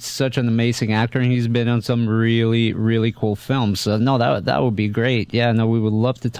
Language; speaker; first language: English; native; English